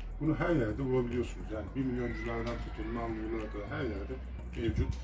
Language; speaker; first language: Turkish; native; Turkish